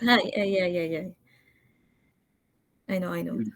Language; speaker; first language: English; non-native, learner; Japanese